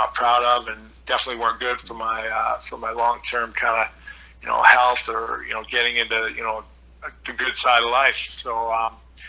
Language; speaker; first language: English; native; English